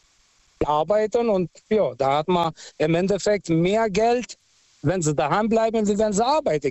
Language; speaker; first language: German; non-native, fluent; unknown